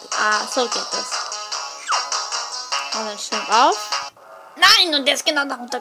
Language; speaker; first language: German; native; German